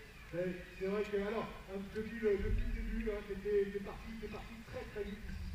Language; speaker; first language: French; native; French